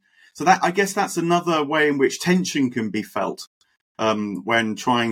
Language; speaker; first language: English; native; English